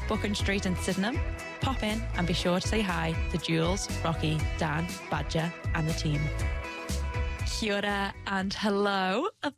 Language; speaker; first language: English; native; English